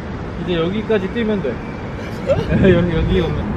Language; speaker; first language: Korean; non-native, fluent; Japanese